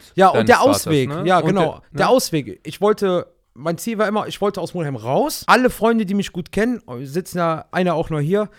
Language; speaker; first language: German; native; German